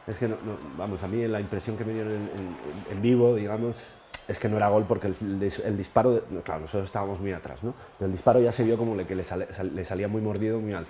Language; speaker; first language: Spanish; native; Spanish